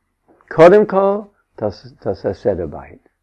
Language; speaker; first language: Hebrew; non-native, fluent; English